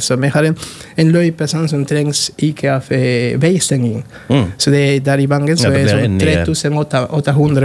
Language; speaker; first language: Norwegian; non-native, fluent; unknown